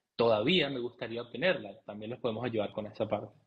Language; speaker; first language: Spanish; native; Spanish